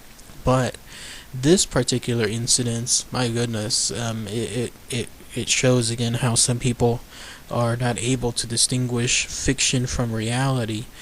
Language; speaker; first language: English; native; English